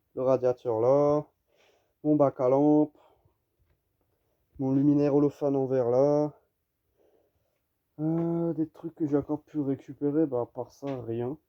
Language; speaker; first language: French; native; French